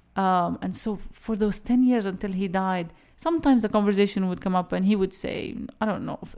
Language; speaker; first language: English; early bilingual, other home language; Arabic